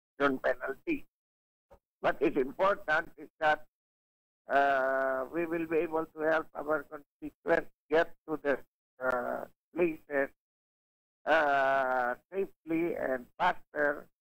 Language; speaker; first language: English; non-native, local second language; Hiligaynon